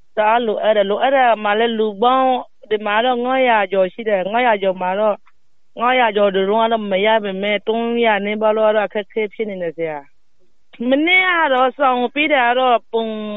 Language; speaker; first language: Burmese; native; Burmese